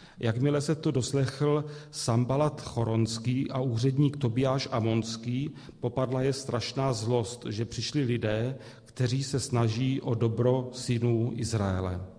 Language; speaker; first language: Czech; native; Czech